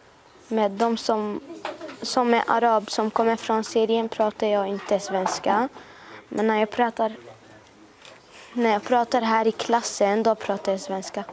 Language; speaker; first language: Swedish; early bilingual, other home language; Arabic